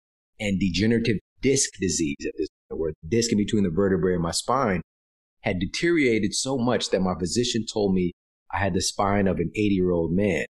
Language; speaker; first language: English; native; English